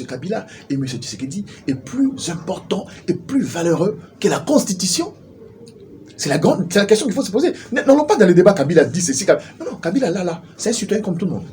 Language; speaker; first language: French; non-native, local second language; Lingala